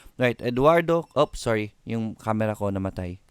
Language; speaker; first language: Filipino; native; Filipino